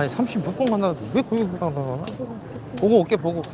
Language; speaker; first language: Korean; native; Korean